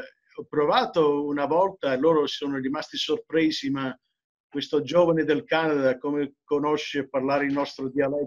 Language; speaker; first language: Italian; early bilingual, heritage; English